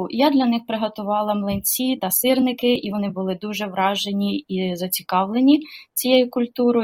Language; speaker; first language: Ukrainian; native; Ukrainian